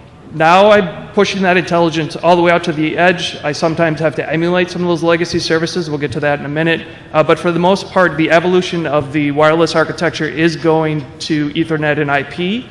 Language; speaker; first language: English; native; English